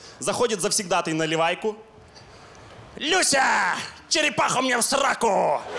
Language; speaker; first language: Russian; non-native, local second language; Ukrainian